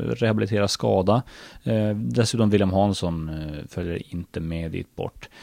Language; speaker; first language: Swedish; native; Swedish